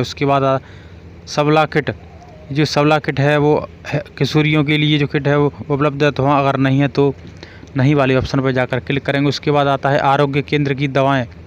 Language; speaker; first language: Hindi; native; Hindi